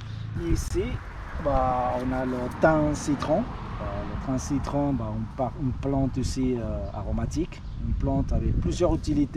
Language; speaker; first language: French; native; French